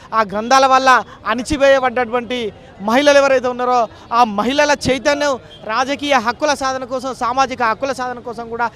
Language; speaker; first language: Telugu; native; Telugu